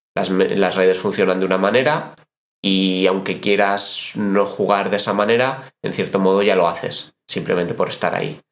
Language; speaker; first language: Spanish; native; Spanish